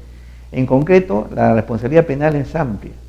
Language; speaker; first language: Spanish; native; Spanish